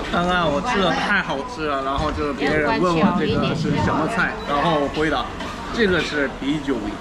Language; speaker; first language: Chinese; non-native, fluent; Korean